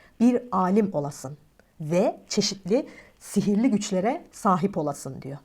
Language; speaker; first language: Turkish; native; Turkish